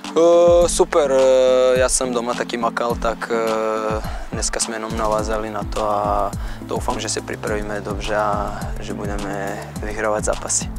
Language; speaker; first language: Czech; non-native, fluent; Serbian